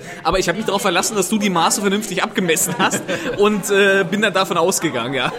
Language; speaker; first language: German; native; German